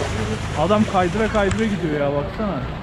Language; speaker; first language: Turkish; native; Turkish